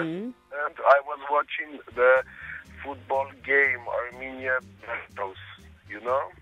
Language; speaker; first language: English; non-native, learner; Armenian